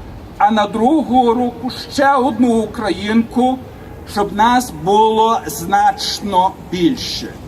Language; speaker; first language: Ukrainian; early bilingual, heritage; Ukrainian